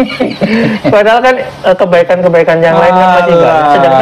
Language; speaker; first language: Indonesian; native; Indonesian